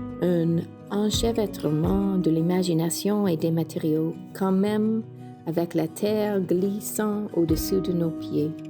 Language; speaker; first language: French; non-native, fluent; English